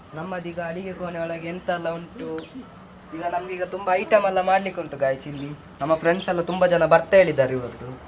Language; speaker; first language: Kannada; non-native, local second language; Tulu